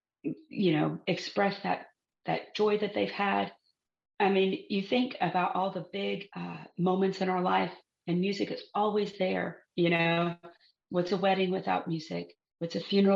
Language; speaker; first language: English; native; English